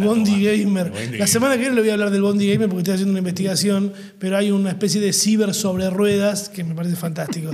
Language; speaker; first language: Spanish; native; Spanish